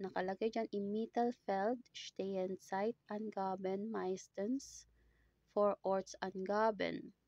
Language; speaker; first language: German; non-native, fluent; Filipino